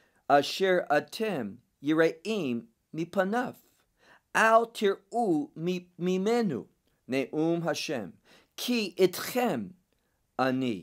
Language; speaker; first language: Hebrew; non-native, fluent; English